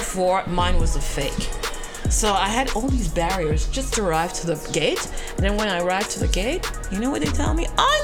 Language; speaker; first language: English; non-native, fluent; French